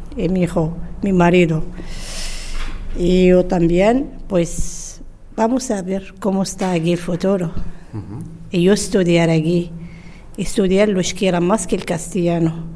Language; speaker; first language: Spanish; non-native, learner; Arabic